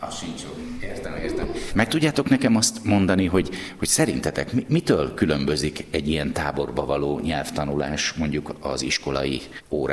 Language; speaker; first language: Hungarian; native; Hungarian